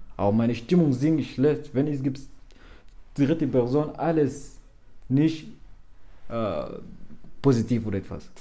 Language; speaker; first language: German; non-native, learner; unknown